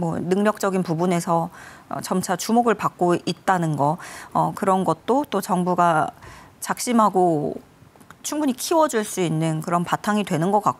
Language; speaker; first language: Korean; native; Korean